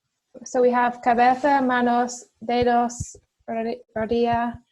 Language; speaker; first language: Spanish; non-native, learner; English